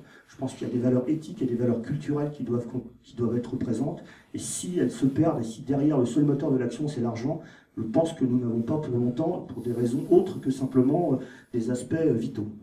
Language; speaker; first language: French; native; French